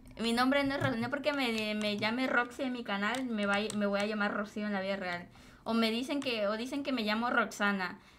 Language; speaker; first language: Spanish; native; Spanish